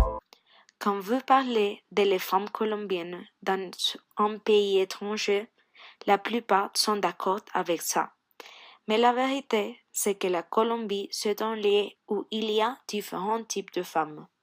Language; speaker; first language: French; non-native, learner; Spanish